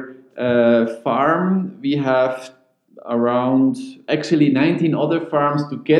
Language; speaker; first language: English; non-native, fluent; Swiss German